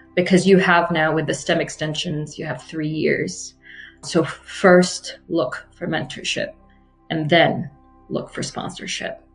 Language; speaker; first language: English; non-native, fluent; Arabic